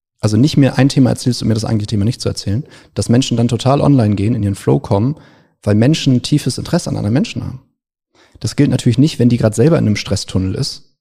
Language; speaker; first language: German; native; German